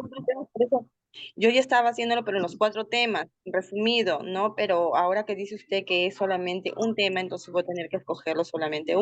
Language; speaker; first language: Spanish; native; Spanish